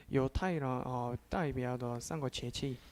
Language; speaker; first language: Chinese; non-native, learner; Korean